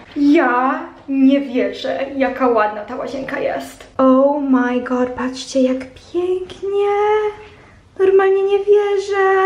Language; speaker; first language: Polish; early bilingual, heritage; Polish